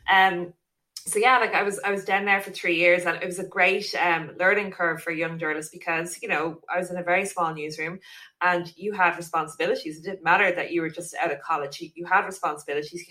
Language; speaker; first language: English; native; English